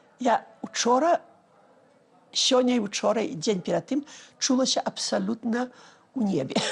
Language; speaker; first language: Belarusian; early bilingual, heritage; Belarusian